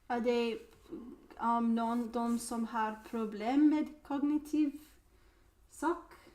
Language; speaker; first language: Swedish; non-native, learner; English